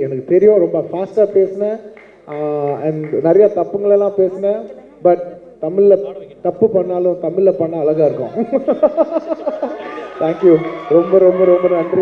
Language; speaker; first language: Tamil; non-native, local second language; Telugu